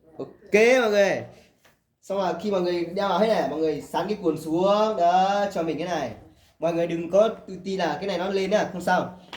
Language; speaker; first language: Vietnamese; non-native, local second language; Hmong